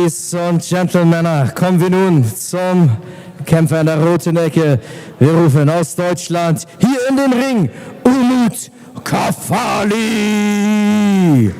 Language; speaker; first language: German; native; German